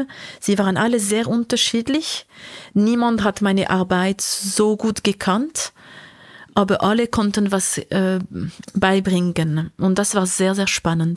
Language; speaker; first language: German; non-native, local second language; French